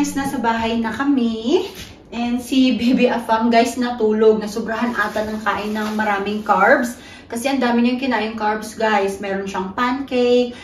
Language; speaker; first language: Filipino; native; Filipino